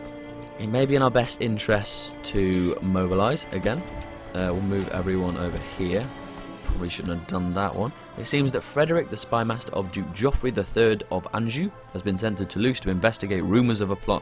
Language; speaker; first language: English; native; English